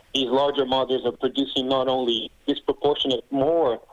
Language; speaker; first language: English; non-native, fluent; Portuguese